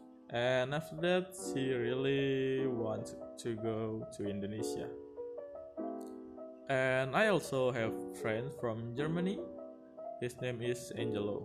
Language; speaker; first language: English; non-native, learner; Indonesian